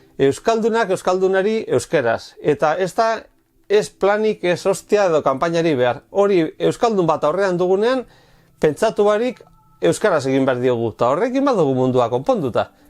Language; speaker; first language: Basque; non-native, local second language; Spanish